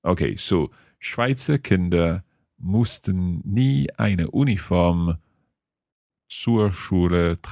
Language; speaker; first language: German; non-native, fluent; English